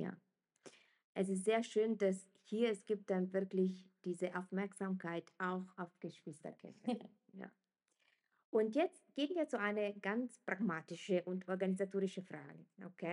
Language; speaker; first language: German; non-native, fluent; Italian